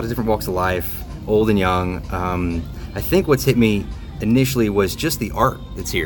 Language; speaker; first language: English; native; English